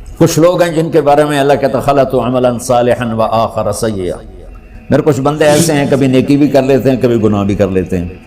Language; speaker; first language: Urdu; non-native, local second language; Punjabi